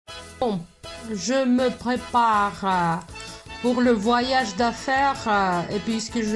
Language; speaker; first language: French; non-native, fluent; Russian